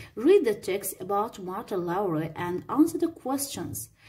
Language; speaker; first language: English; non-native, fluent; Azerbaijani